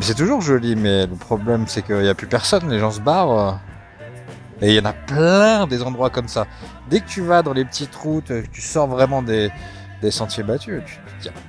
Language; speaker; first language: French; native; French